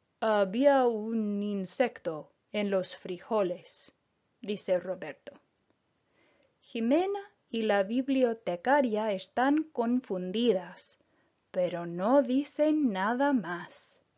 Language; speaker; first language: Spanish; non-native, fluent; English